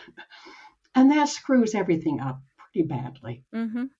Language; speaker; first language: English; native; English